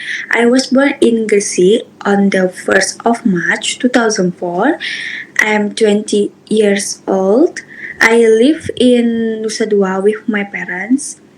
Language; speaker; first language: English; non-native, learner; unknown